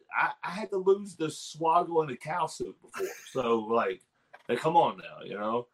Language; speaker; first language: English; native; English